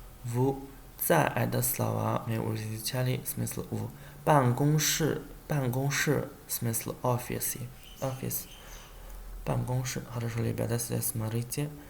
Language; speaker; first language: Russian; non-native, learner; Chinese